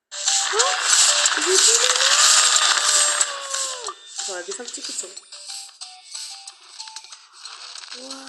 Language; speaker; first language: French; native; French